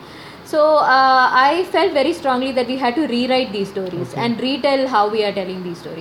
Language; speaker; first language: English; non-native, local second language; Malayalam